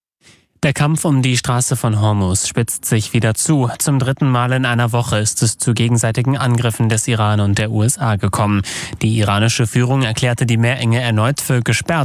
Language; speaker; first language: German; native; German